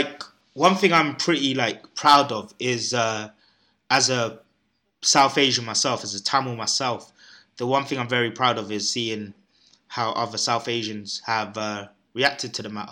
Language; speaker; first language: English; native; English